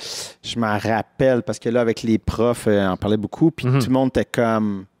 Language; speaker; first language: French; native; French